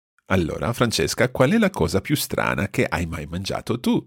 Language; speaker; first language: Italian; non-native, fluent; English